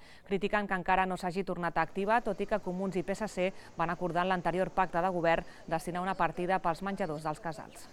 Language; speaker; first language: Catalan; native; Catalan